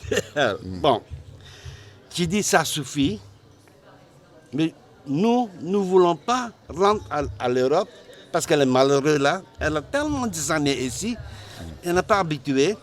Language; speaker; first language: French; non-native, learner; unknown